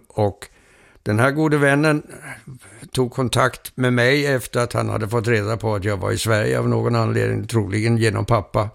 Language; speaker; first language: Swedish; early bilingual, heritage; Swedish